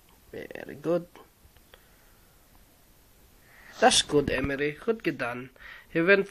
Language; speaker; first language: Dutch; non-native, learner; Filipino